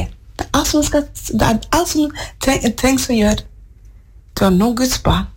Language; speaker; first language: Norwegian; non-native, fluent; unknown